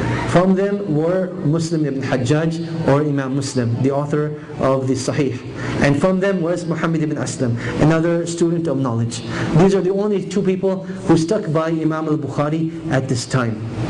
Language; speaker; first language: English; native; English